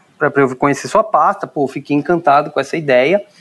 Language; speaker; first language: Portuguese; native; Portuguese